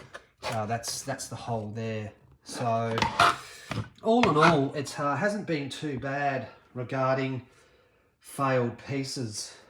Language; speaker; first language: English; native; English